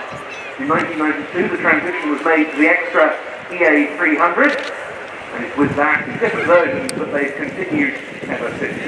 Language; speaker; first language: English; native; English